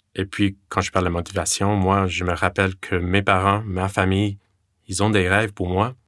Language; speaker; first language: French; non-native, fluent; English